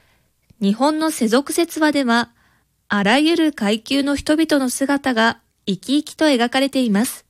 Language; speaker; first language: Japanese; native; Japanese